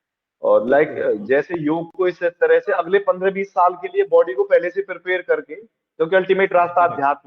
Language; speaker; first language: Hindi; native; Hindi